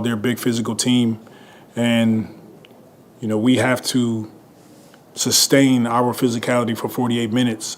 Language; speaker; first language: English; native; English